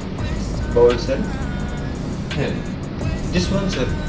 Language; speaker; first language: English; non-native, local second language; Filipino